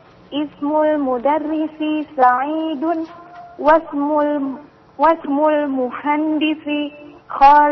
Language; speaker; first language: Arabic; non-native, learner; Indonesian